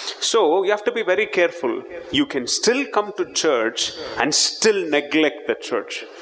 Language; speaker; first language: English; non-native, local second language; Tamil